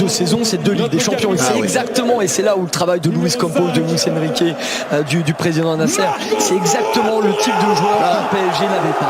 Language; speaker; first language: French; native; French